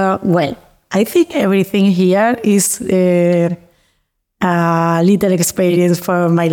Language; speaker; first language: English; non-native, learner; Spanish